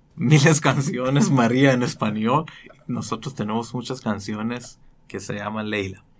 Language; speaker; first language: Spanish; non-native, learner; Persian